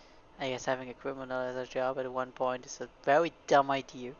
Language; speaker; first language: English; non-native, fluent; German